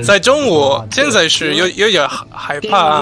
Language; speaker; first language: Chinese; non-native, learner; English